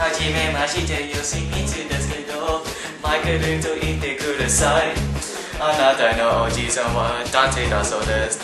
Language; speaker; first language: Japanese; non-native, learner; English